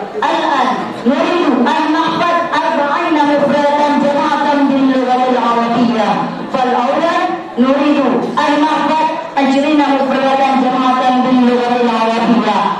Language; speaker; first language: Arabic; non-native, learner; Indonesian